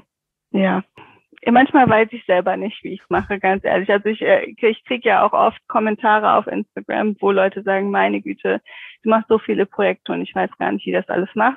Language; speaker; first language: German; native; German